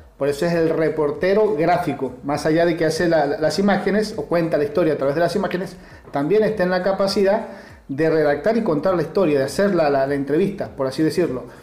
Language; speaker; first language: Spanish; native; Spanish